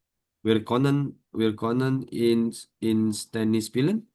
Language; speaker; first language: German; non-native, learner; Indonesian